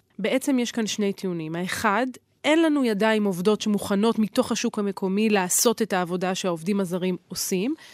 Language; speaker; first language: Hebrew; native; Hebrew